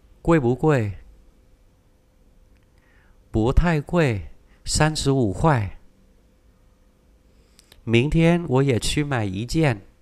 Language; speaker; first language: Chinese; non-native, fluent; Vietnamese